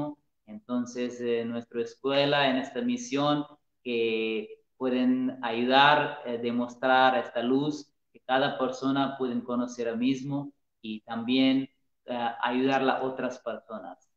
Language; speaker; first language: Spanish; non-native, learner; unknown